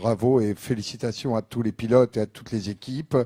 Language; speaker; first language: French; native; French